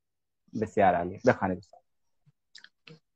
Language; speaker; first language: Persian; non-native, fluent; Hindi